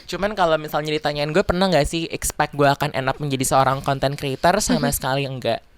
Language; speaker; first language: Indonesian; native; Indonesian